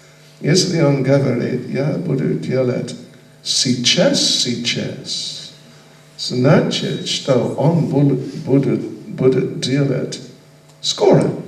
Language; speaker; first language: Russian; non-native, learner; English